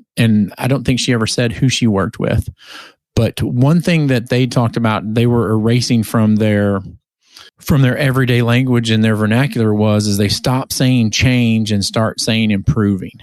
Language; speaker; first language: English; native; English